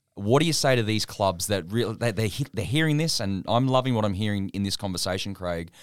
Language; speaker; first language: English; native; English